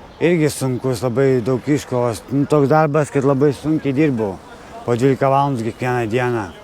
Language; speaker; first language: Lithuanian; native; Lithuanian